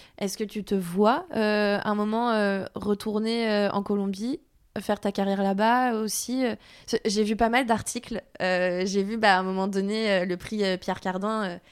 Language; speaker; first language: French; native; French